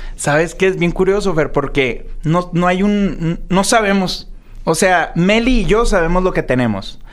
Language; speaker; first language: Spanish; native; Spanish